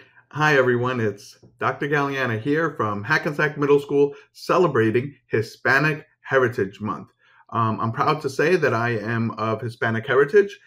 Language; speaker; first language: English; early bilingual, other home language; Spanish